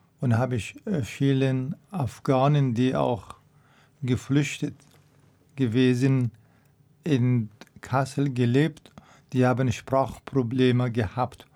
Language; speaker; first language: German; non-native, fluent; Persian